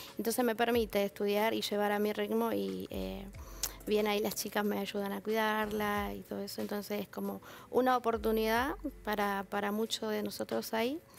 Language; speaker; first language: Spanish; native; Spanish